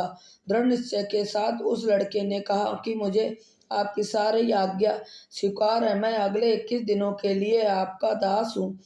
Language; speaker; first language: Hindi; native; Hindi